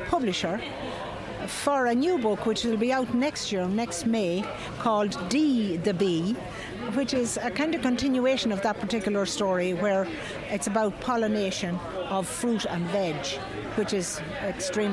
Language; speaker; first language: English; native; English